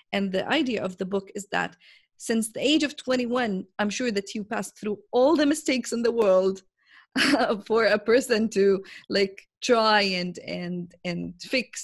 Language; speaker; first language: English; non-native, fluent; Arabic